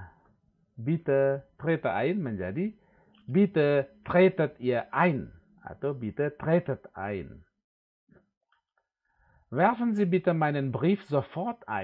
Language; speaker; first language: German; non-native, fluent; Indonesian